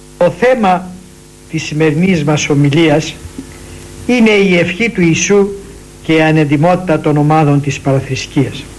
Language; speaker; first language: Greek; native; Greek